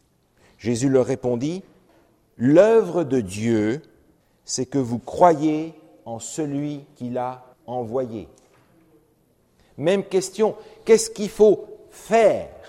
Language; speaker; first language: French; native; French